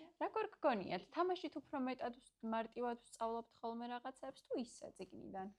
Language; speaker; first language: Georgian; native; Georgian